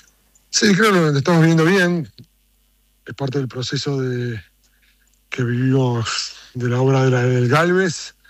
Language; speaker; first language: Spanish; native; Spanish